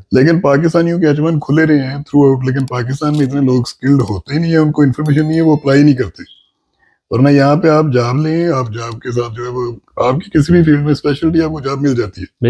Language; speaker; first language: Urdu; non-native, local second language; Punjabi